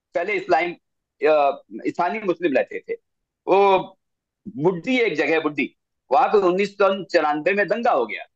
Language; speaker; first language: Hindi; native; Hindi